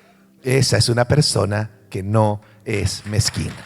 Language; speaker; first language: Spanish; native; Spanish